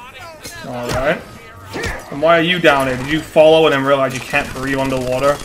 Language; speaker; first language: English; native; English